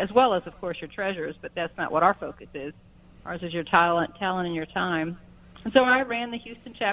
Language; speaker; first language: English; native; English